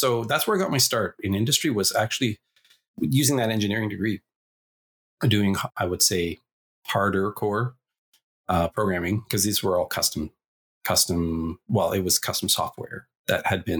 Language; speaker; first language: English; native; English